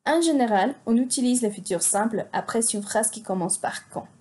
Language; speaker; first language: French; non-native, fluent; Spanish